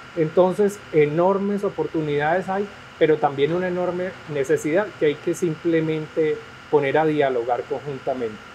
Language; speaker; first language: Spanish; native; Spanish